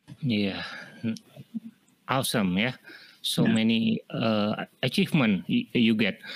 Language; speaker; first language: English; non-native, fluent; Indonesian